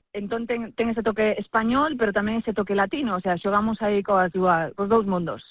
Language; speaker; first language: Galician; non-native, local second language; Spanish